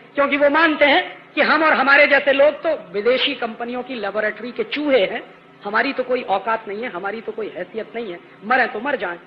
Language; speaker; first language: Hindi; native; Hindi